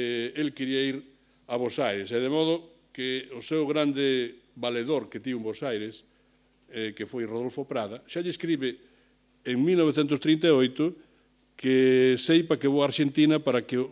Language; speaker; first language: Galician; native; Galician